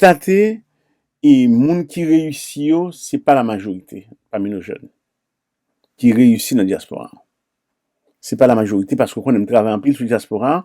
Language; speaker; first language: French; non-native, local second language; Haitian Creole